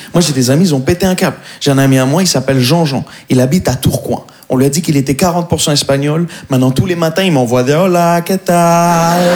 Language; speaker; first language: French; native; French